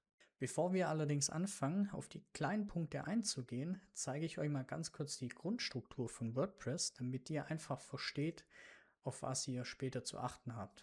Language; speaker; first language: German; native; German